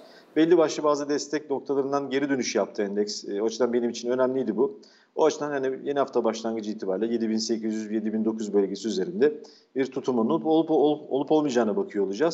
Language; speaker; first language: Turkish; native; Turkish